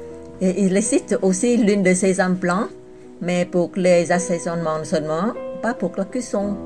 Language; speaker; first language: French; non-native, fluent; Vietnamese